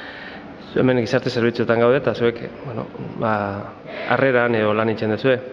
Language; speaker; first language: Basque; native; Basque